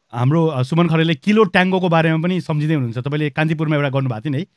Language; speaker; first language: Nepali; native; Nepali